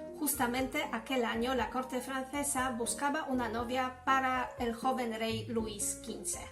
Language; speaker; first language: Spanish; non-native, fluent; Polish